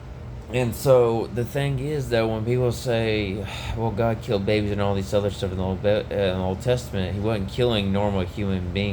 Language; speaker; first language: English; native; English